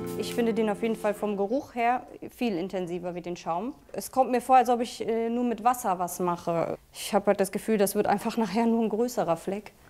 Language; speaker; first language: German; native; German